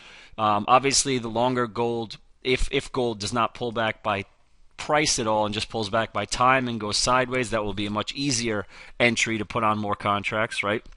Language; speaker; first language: English; native; English